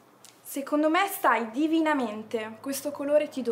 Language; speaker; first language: Italian; native; Italian